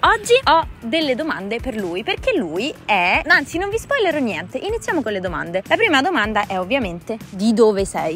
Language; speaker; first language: Italian; native; Italian